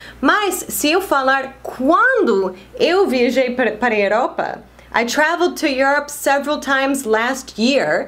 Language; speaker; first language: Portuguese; non-native, fluent; English